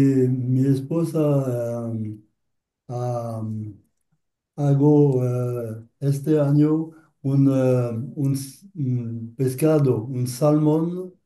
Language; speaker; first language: Spanish; non-native, learner; French